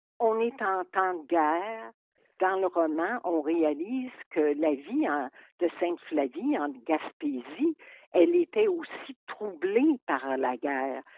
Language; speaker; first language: French; native; French